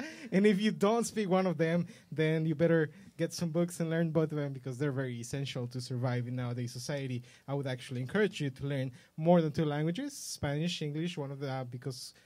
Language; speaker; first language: English; early bilingual, other home language; Spanish